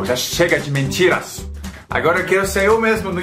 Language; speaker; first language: Portuguese; non-native, fluent; French